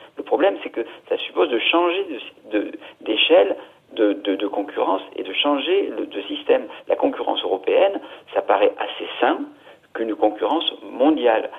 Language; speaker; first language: French; native; French